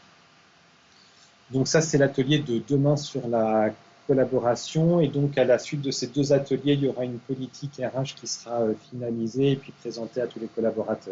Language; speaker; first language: French; native; French